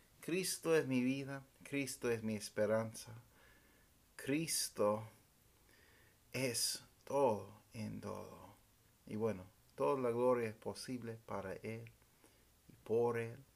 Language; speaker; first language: Spanish; non-native, fluent; English